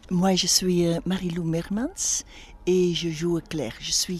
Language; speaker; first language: French; non-native, local second language; Dutch